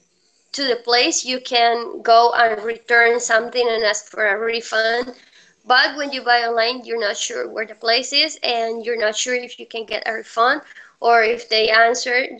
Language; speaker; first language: English; non-native, fluent; Spanish